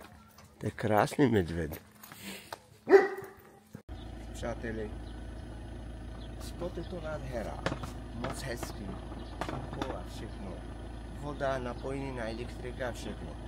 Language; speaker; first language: Czech; non-native, learner; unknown